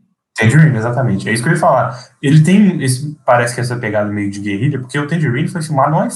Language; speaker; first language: Portuguese; native; Portuguese